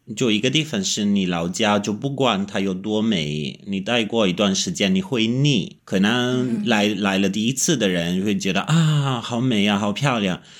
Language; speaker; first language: Chinese; non-native, fluent; Italian